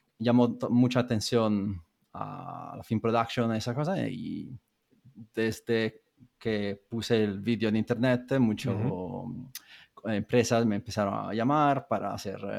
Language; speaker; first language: Spanish; non-native, fluent; Italian